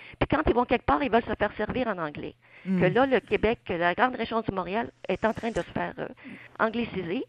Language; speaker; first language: French; native; French